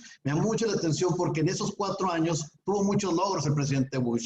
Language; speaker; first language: Spanish; native; Spanish